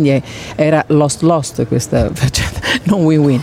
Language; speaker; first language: Italian; native; Italian